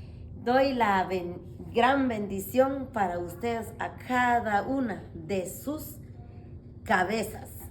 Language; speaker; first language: Spanish; non-native, local second language; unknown